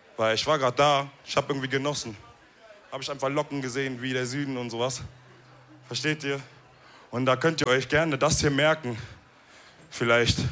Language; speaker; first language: German; early bilingual, other home language; Wolof